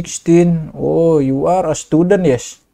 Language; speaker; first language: English; non-native, learner; Indonesian